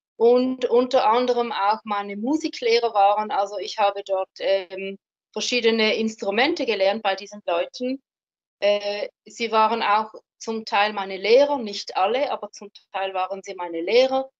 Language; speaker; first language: German; non-native, local second language; French